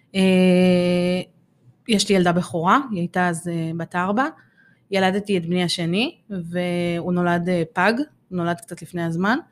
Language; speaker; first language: Hebrew; native; Hebrew